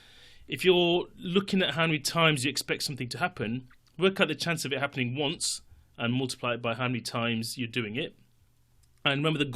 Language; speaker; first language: English; native; English